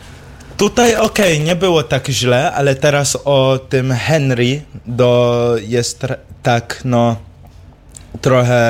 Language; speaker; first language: Polish; early bilingual, heritage; English